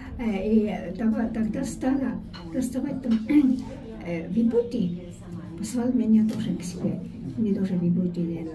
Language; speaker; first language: Russian; non-native, fluent; Estonian